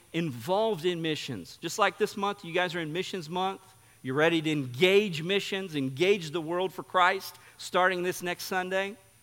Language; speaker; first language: English; early bilingual, heritage; English